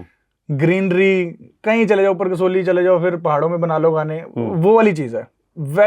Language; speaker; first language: Hindi; native; Hindi